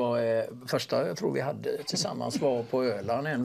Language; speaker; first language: Swedish; native; Swedish